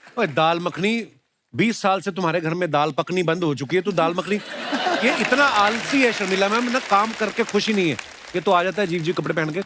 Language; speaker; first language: Hindi; non-native, local second language; Punjabi